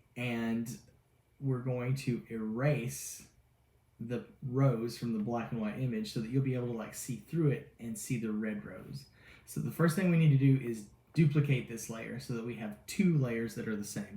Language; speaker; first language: English; native; English